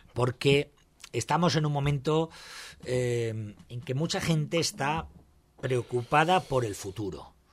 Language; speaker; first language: Spanish; native; Spanish